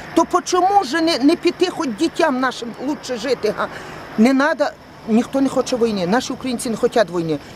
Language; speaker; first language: Ukrainian; native; Ukrainian